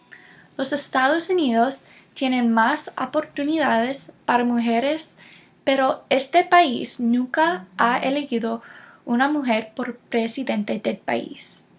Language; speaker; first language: Spanish; non-native, learner; English